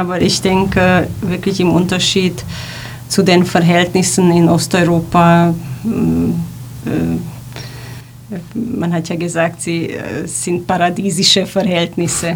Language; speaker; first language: German; non-native, fluent; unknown